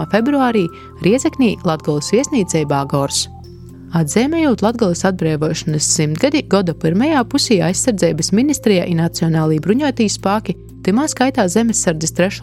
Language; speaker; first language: Latvian; native; Latvian